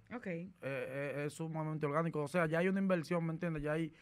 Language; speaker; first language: Spanish; native; Spanish